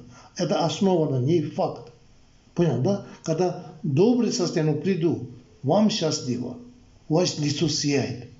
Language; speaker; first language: Russian; non-native, learner; Tibetan